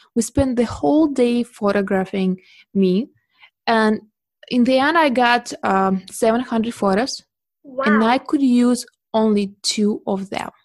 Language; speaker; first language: English; non-native, fluent; Russian